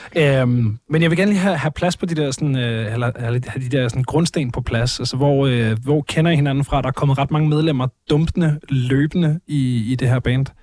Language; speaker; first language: Danish; native; Danish